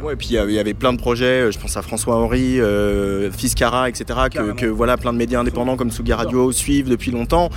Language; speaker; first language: French; native; French